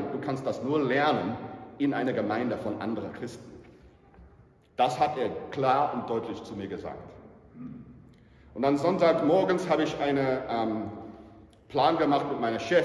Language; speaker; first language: German; non-native, fluent; English